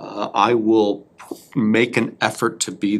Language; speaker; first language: English; native; English